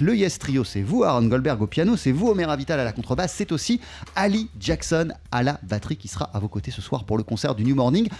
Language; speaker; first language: French; native; French